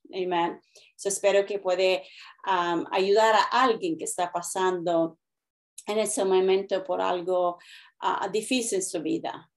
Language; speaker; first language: Spanish; early bilingual, heritage; Spanish